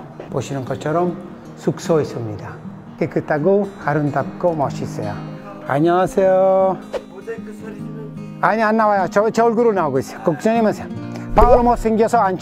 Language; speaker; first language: Korean; non-native, fluent; Italian